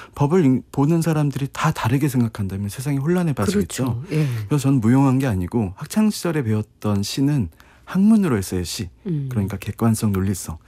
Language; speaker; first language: Korean; native; Korean